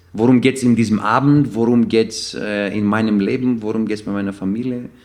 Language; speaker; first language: German; non-native, fluent; Greek